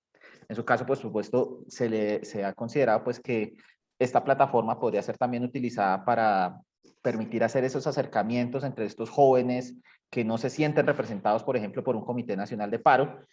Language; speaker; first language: Spanish; native; Spanish